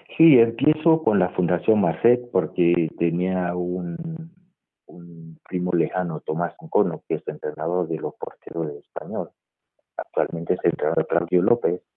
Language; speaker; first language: Spanish; non-native, fluent; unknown